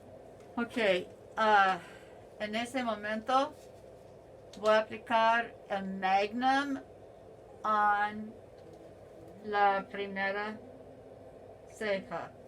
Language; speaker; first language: Spanish; non-native, learner; English